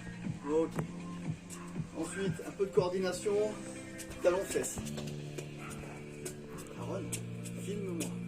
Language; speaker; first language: French; native; French